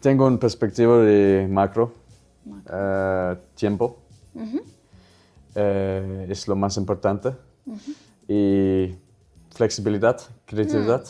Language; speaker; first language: Spanish; non-native, learner; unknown